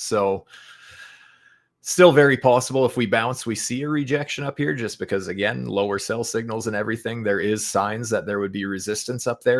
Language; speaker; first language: English; native; English